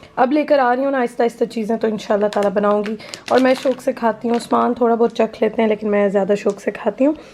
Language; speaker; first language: Urdu; native; Urdu